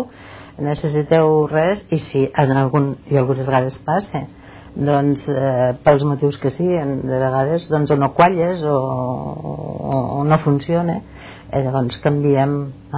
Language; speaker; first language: Catalan; native; Catalan